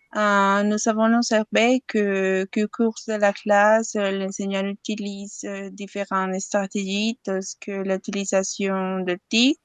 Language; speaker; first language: French; non-native, learner; Spanish